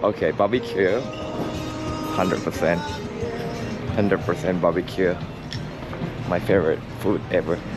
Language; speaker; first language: English; non-native, fluent; Japanese